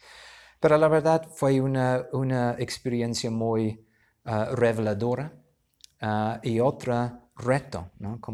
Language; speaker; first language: Spanish; non-native, fluent; English